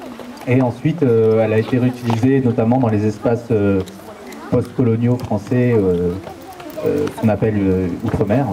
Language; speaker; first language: French; native; French